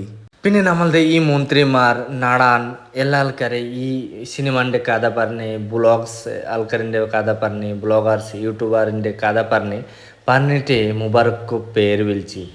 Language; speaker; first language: Malayalam; non-native, learner; Hindi